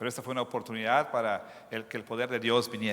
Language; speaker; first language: Spanish; non-native, fluent; English